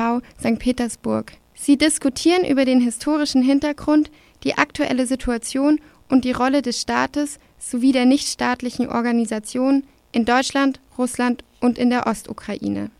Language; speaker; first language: German; native; German